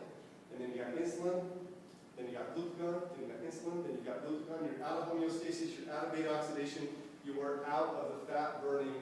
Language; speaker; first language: English; native; English